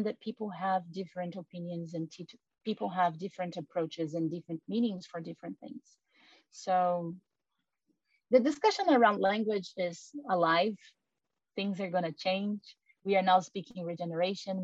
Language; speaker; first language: English; non-native, fluent; Portuguese